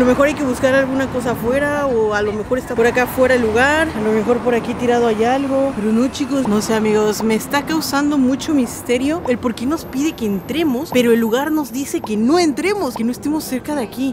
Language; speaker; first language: Spanish; native; Spanish